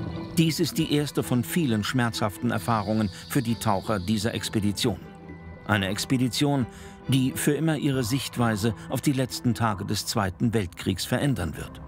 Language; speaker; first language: German; native; German